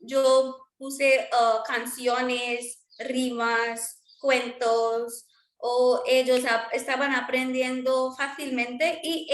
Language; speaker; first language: Spanish; non-native, fluent; Marwari